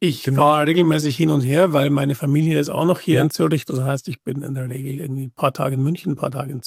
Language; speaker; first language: German; native; German